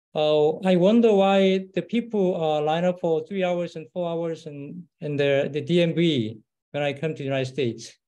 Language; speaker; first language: English; non-native, learner; Korean